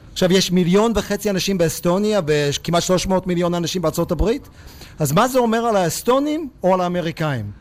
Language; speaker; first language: Hebrew; non-native, fluent; English